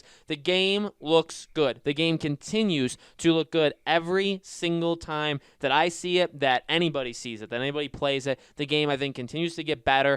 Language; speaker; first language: English; native; English